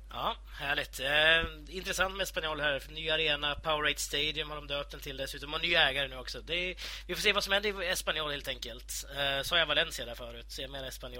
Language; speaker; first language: Swedish; native; Swedish